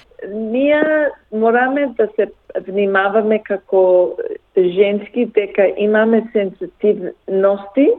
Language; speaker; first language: Macedonian; early bilingual, heritage; Macedonian